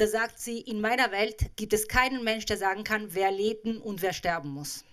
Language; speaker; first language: German; native; German